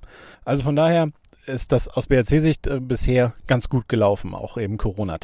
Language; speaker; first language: German; native; German